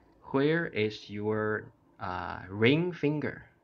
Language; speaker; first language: English; non-native, fluent; Chinese